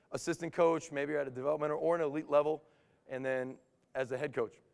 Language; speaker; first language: English; native; English